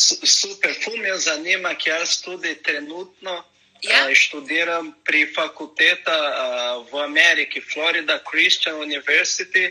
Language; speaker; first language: Slovenian; non-native, learner; Portuguese